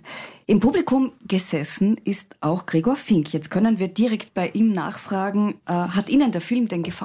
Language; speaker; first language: German; native; German